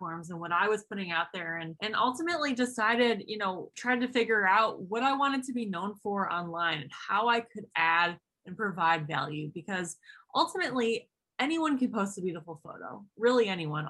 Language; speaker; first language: English; native; English